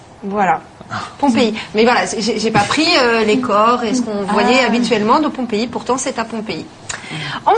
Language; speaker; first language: French; native; French